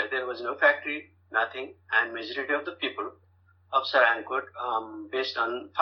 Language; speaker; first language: English; non-native, fluent; Nepali